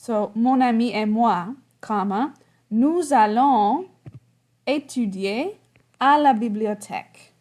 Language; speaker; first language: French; non-native, fluent; English